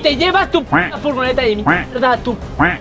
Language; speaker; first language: Spanish; native; Spanish